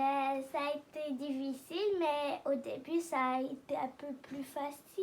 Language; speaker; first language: French; non-native, learner; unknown